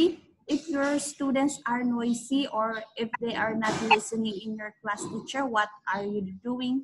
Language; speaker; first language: English; non-native, fluent; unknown